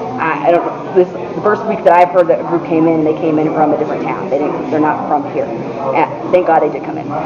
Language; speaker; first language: English; native; English